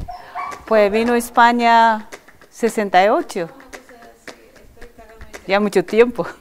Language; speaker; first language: Spanish; non-native, learner; Japanese